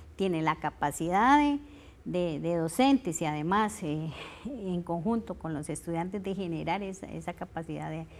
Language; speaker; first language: Spanish; native; Spanish